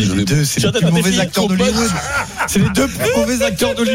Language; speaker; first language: French; native; French